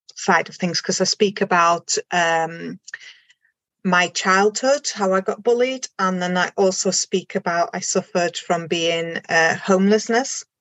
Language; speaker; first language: English; non-native, fluent; German